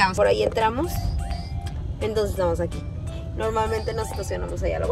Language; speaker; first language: Spanish; native; Spanish